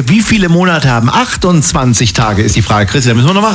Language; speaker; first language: German; native; German